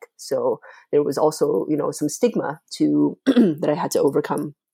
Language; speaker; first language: English; non-native, fluent; Chinese